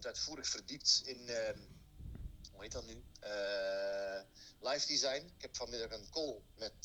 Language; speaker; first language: Dutch; native; Dutch